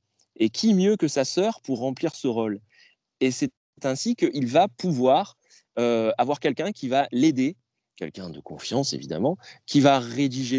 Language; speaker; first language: French; native; French